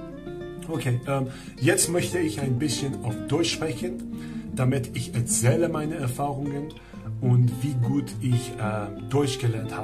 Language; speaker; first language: German; non-native, learner; Persian